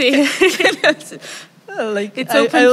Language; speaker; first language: English; non-native, fluent; Serbian